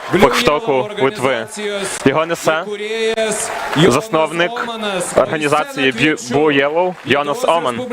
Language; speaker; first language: Ukrainian; native; Ukrainian